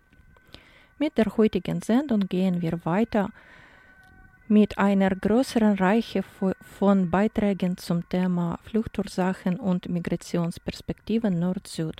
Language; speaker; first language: German; non-native, fluent; Ukrainian